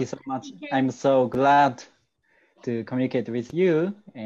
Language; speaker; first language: English; non-native, learner; Japanese